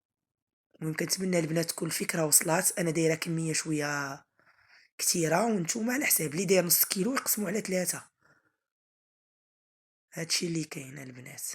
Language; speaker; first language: Arabic; native; Arabic